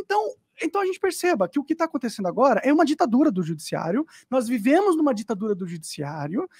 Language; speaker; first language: Portuguese; native; Portuguese